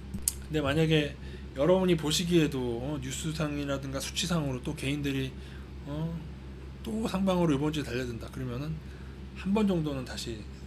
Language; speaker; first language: Korean; native; Korean